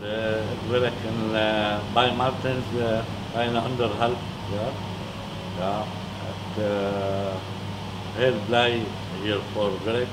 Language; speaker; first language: Dutch; non-native, learner; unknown